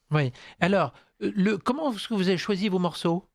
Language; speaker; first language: French; native; French